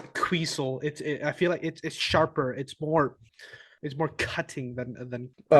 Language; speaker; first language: English; non-native, fluent; Icelandic